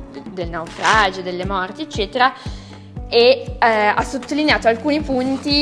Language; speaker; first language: Italian; native; Italian